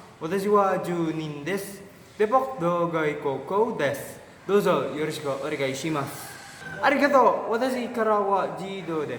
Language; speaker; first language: Japanese; non-native, learner; Indonesian